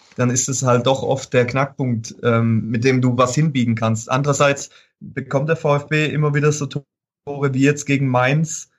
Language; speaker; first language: German; native; German